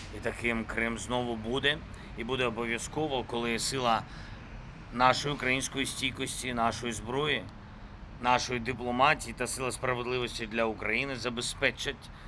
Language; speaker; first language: Ukrainian; non-native, local second language; Russian